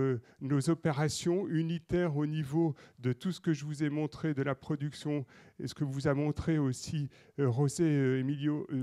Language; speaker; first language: French; native; French